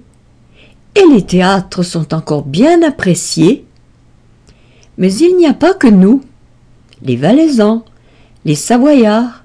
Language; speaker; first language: French; native; French